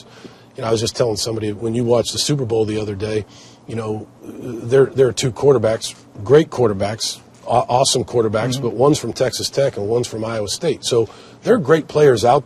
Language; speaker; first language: English; native; English